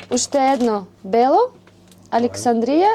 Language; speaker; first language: Macedonian; non-native, learner; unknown